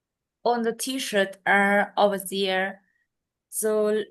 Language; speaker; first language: English; non-native, learner; Vietnamese